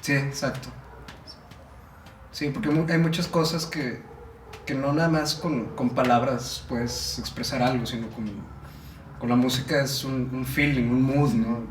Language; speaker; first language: Spanish; native; Spanish